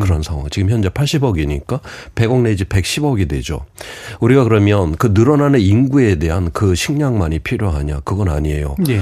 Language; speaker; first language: Korean; native; Korean